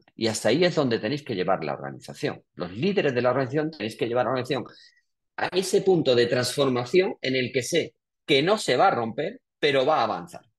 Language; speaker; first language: Spanish; native; Spanish